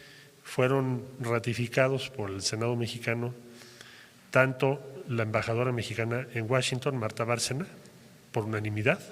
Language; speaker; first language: Spanish; native; Spanish